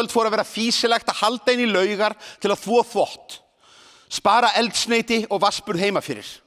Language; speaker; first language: Icelandic; native; Icelandic